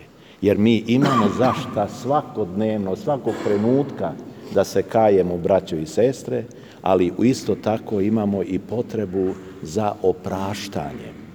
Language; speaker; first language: Serbian; native; Serbian